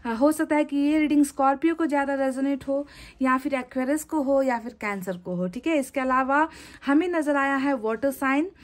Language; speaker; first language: Hindi; native; Hindi